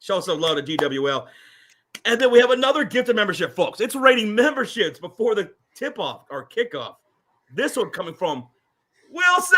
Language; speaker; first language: English; native; English